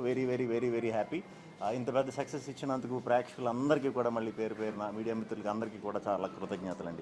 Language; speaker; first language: Telugu; native; Telugu